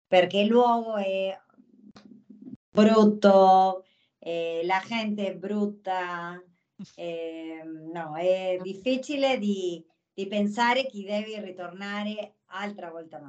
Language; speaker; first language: Italian; non-native, learner; Spanish